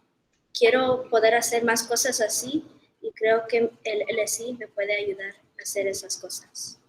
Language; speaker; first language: Spanish; early bilingual, heritage; Spanish